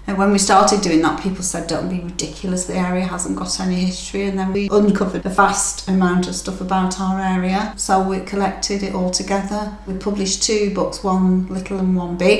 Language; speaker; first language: English; native; English